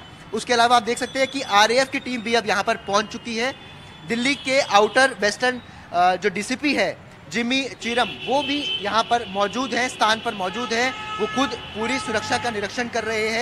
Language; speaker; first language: Hindi; native; Hindi